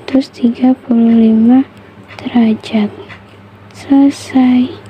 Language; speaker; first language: Indonesian; native; Indonesian